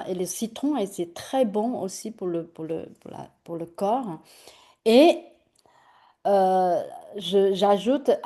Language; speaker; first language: French; non-native, fluent; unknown